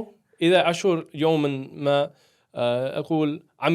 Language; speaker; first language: Arabic; non-native, learner; Swedish